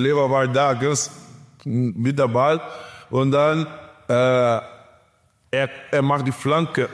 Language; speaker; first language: German; non-native, learner; Portuguese